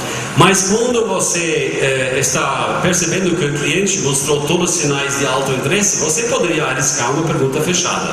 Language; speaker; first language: Portuguese; non-native, fluent; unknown